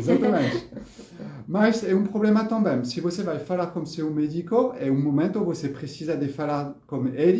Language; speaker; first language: Portuguese; non-native, fluent; French